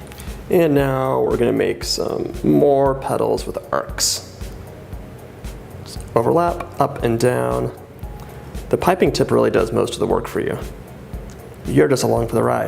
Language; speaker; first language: English; native; English